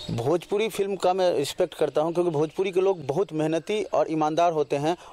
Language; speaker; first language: Hindi; non-native, local second language; Maithili